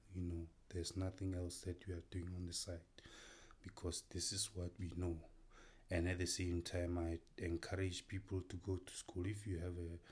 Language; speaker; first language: English; non-native, local second language; Tswana